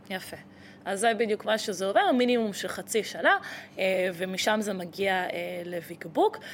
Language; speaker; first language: Hebrew; early bilingual, other home language; Russian